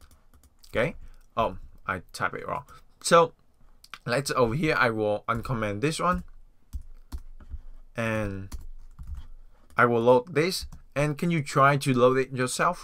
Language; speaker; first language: English; non-native, fluent; Vietnamese